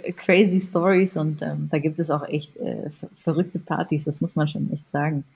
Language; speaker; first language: German; early bilingual, other home language; Japanese